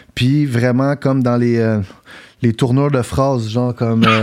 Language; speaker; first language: French; native; French